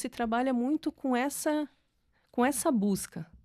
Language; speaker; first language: Portuguese; native; Portuguese